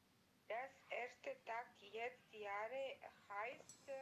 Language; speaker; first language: German; non-native, learner; Macedonian